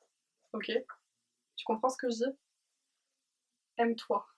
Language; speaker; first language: French; native; French